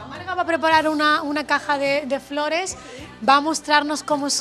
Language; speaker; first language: Spanish; native; Spanish